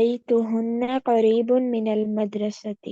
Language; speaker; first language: Arabic; non-native, learner; Urdu